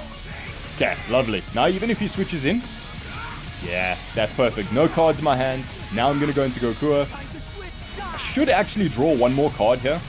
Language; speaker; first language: English; native; English